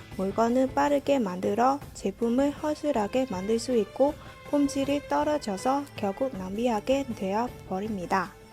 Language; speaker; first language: Korean; non-native, learner; Vietnamese